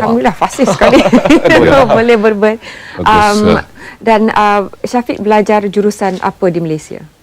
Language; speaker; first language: Malay; native; Malay